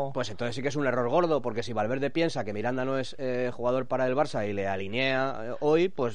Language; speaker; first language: Spanish; native; Spanish